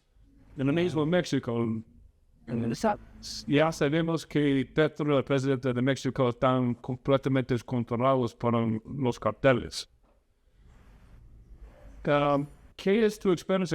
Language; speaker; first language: Spanish; non-native, fluent; English